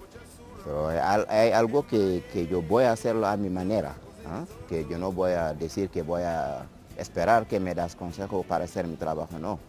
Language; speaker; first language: Spanish; non-native, learner; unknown